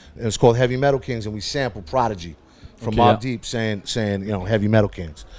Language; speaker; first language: English; native; English